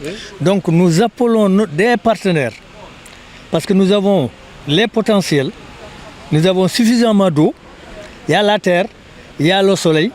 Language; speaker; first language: French; non-native, local second language; Fula